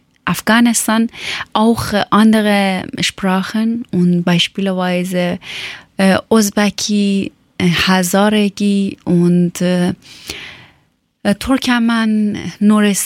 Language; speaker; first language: German; non-native, learner; Persian